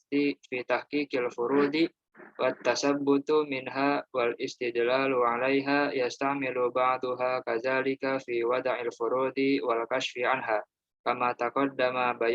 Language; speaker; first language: Arabic; non-native, learner; Indonesian